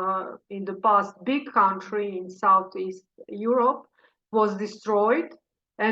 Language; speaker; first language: English; non-native, fluent; Serbian